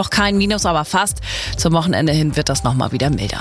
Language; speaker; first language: German; native; German